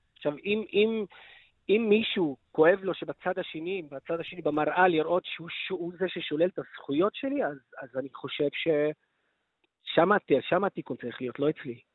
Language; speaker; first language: Hebrew; non-native, local second language; Arabic